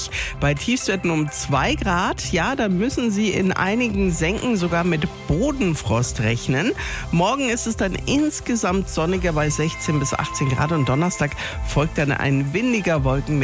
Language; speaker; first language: German; native; German